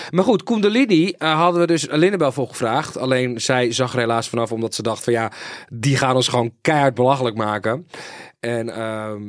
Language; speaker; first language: Dutch; native; Dutch